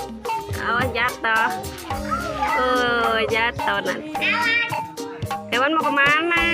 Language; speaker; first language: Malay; non-native, local second language; Sundanese